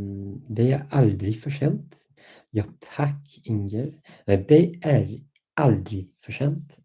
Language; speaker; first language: Swedish; non-native, fluent; English